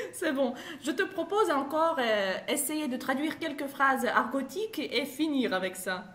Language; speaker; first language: French; non-native, fluent; Russian